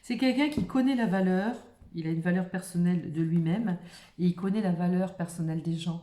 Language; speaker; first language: French; native; French